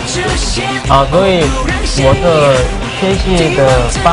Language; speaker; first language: Chinese; non-native, learner; Korean